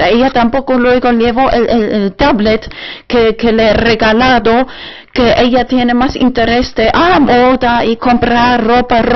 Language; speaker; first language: Spanish; non-native, learner; German